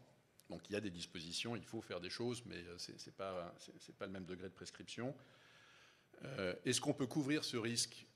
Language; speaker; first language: French; native; French